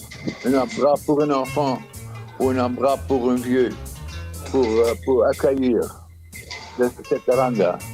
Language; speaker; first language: French; non-native, fluent; Dutch